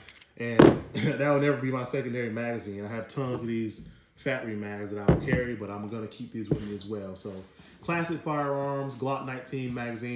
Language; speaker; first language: English; native; English